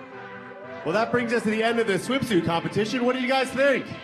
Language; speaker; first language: English; native; English